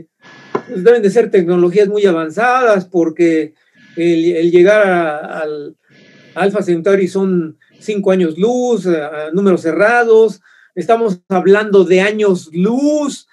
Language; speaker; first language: Spanish; native; Spanish